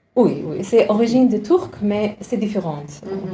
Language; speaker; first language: French; non-native, learner; Uzbek